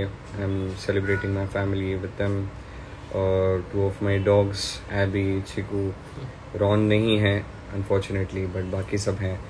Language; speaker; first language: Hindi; non-native, local second language; Marathi